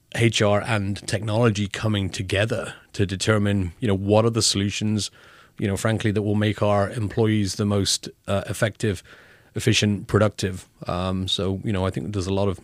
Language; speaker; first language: English; native; English